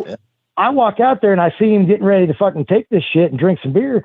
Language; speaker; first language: English; native; English